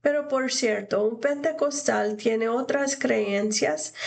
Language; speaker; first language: Spanish; non-native, fluent; English